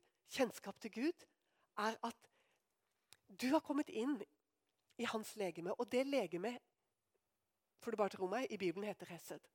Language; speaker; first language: Norwegian; native; Norwegian